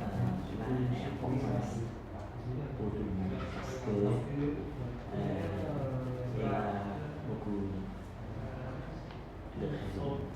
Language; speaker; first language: French; non-native, learner; Khmer